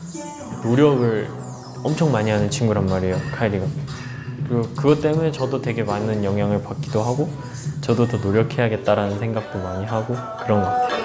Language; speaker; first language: Korean; native; Korean